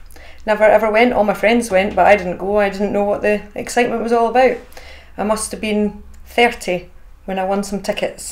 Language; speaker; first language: English; native; English